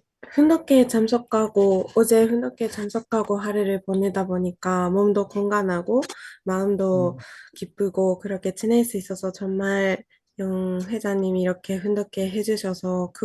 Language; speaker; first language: Korean; non-native, fluent; Japanese